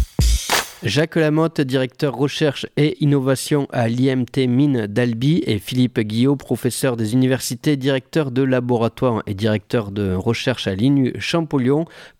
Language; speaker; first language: French; native; French